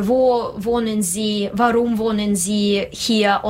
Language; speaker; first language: German; non-native, learner; Russian